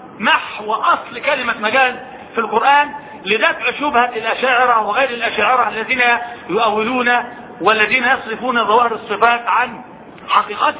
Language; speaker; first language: Arabic; native; Arabic